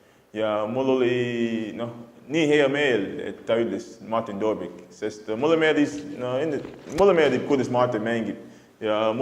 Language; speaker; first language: Estonian; non-native, fluent; English